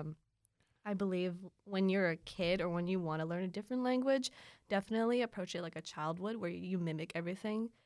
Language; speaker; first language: English; early bilingual, other home language; Filipino